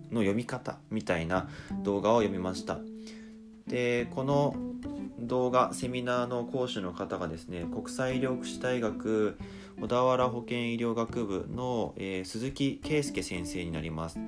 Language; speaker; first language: Japanese; native; Japanese